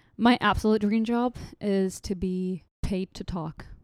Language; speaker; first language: English; non-native, fluent; Arabic